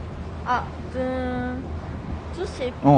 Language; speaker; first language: Korean; non-native, learner; Japanese